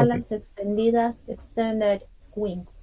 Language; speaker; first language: English; non-native, fluent; Spanish